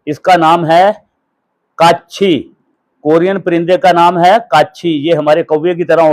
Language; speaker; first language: Hindi; non-native, local second language; Punjabi